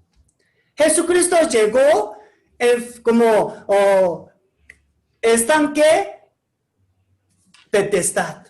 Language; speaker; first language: Spanish; non-native, learner; Korean